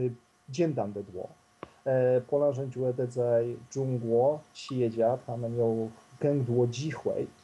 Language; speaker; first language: Chinese; non-native, fluent; Polish